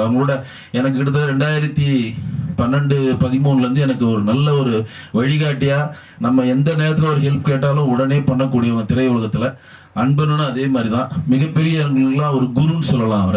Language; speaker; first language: Tamil; native; Tamil